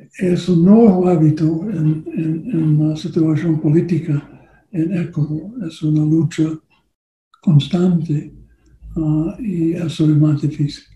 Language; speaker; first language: Spanish; non-native, learner; English